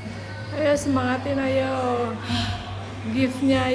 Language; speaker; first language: Indonesian; native; Indonesian